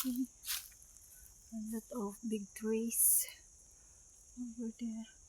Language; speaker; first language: English; non-native, learner; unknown